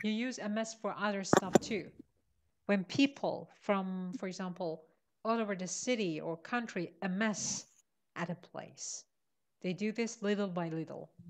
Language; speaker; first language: English; non-native, fluent; Persian